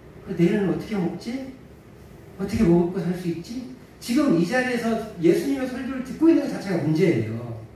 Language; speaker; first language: Korean; native; Korean